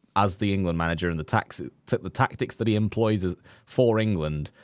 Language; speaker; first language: English; native; English